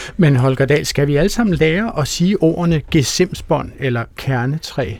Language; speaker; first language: Danish; native; Danish